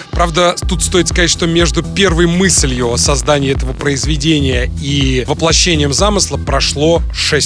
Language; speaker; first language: Russian; native; Russian